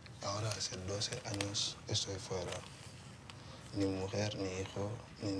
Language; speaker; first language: Spanish; non-native, learner; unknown